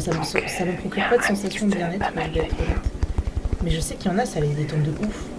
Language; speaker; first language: French; native; French